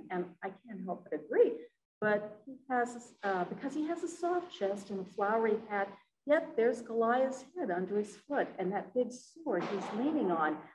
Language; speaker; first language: English; native; English